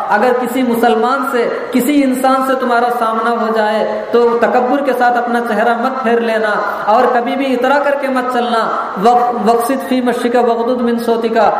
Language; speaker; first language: Urdu; native; Urdu